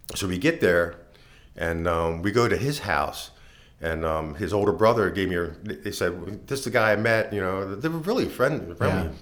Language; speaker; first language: English; native; English